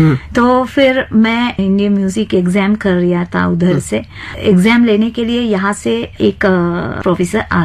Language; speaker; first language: Hindi; non-native, fluent; Sinhala